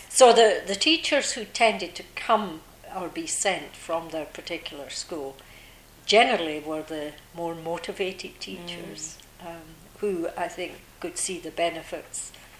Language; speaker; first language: English; native; English